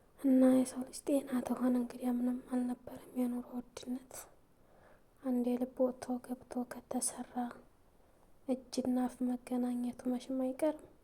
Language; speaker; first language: Amharic; native; Amharic